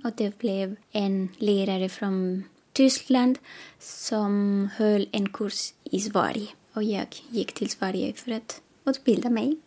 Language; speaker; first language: Swedish; non-native, fluent; Spanish